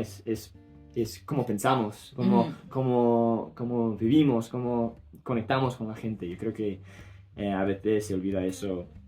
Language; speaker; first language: Spanish; non-native, fluent; English